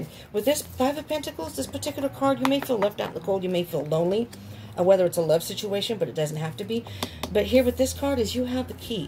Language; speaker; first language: English; native; English